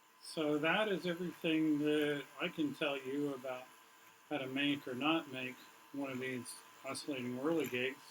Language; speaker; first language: English; native; English